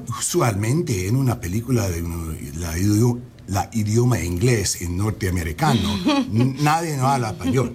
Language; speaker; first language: Spanish; non-native, learner; English